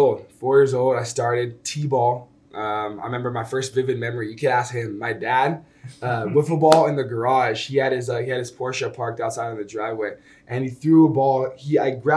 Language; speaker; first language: English; native; English